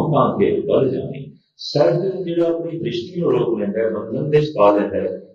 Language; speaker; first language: Urdu; non-native, local second language; Punjabi